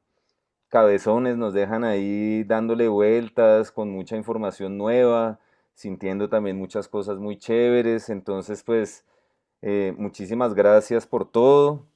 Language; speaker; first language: Spanish; native; Spanish